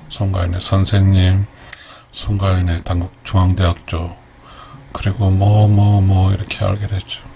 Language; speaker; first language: Korean; native; Korean